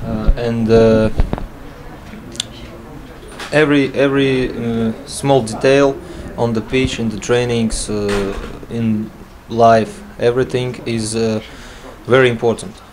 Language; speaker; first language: English; non-native, learner; Latvian